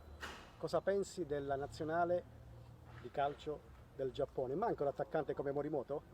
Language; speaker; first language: Italian; native; Italian